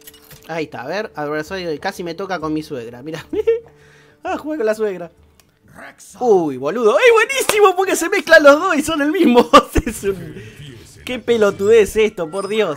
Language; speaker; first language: Spanish; native; Spanish